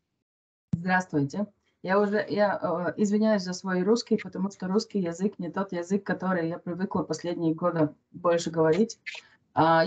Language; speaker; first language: Russian; non-native, local second language; Latvian